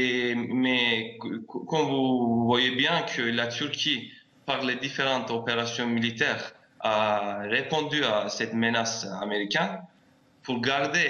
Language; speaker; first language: French; non-native, fluent; Turkish